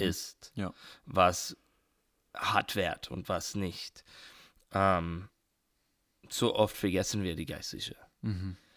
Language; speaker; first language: German; non-native, learner; English